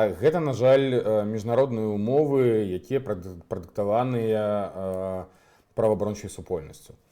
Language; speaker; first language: Belarusian; native; Belarusian